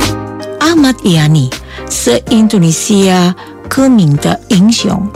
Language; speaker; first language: Chinese; early bilingual, heritage; Chinese